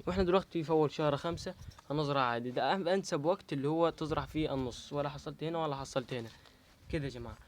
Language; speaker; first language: Arabic; native; Arabic